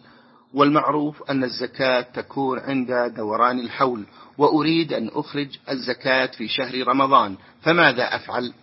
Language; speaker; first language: Arabic; native; Arabic